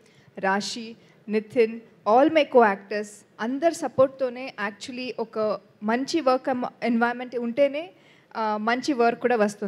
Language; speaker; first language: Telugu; non-native, fluent; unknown